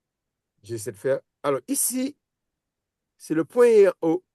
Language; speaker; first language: French; native; French